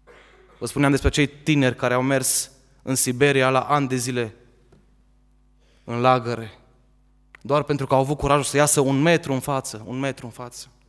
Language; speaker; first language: Romanian; native; Romanian